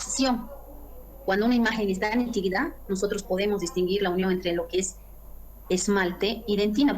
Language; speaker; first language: Spanish; native; Spanish